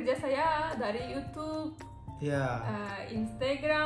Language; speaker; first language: Indonesian; non-native, learner; Turkish